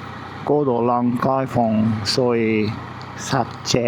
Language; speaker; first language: Chinese; non-native, learner; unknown